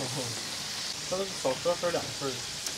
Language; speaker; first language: Chinese; native; Chinese